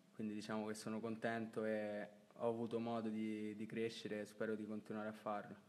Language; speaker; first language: Italian; native; Italian